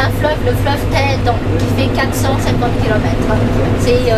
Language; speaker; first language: French; non-native, fluent; Korean